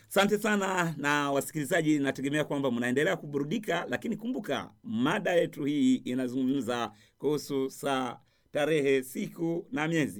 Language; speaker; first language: Swahili; non-native, local second language; Rundi